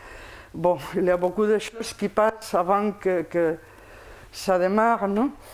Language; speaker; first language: French; non-native, fluent; Spanish